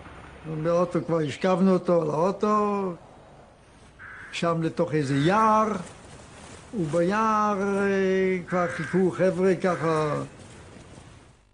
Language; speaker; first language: Hebrew; non-native, fluent; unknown